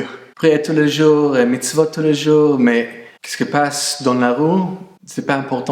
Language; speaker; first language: French; non-native, fluent; English